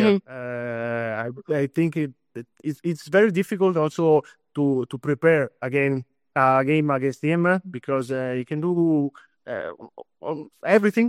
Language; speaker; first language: English; non-native, fluent; Italian